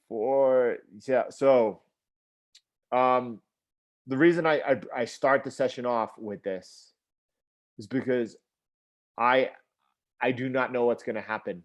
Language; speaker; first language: English; native; English